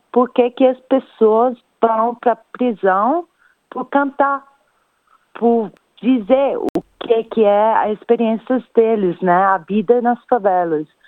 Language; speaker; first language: Portuguese; non-native, fluent; Italian